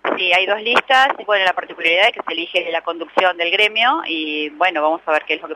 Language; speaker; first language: Spanish; native; Spanish